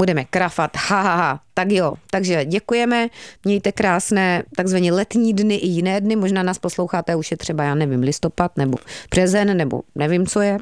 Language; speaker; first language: Czech; native; Czech